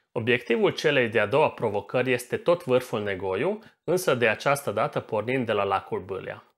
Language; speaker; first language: Romanian; non-native, local second language; Hungarian